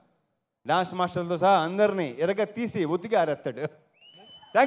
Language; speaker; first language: Telugu; native; Telugu